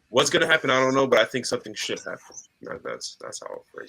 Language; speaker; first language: English; native; English